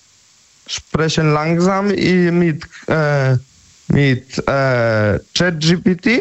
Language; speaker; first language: German; non-native, learner; Polish